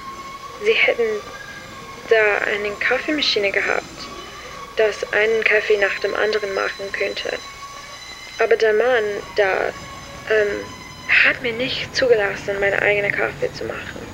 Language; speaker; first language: German; non-native, learner; English